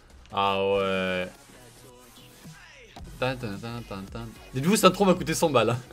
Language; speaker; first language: French; native; French